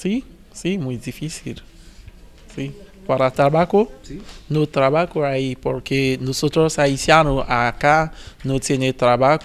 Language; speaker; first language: Spanish; non-native, learner; Haitian Creole